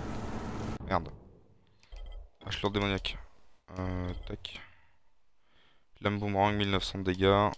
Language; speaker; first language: French; native; French